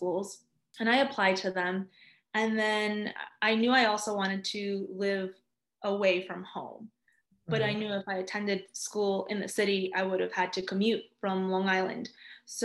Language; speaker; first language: English; early bilingual, other home language; Spanish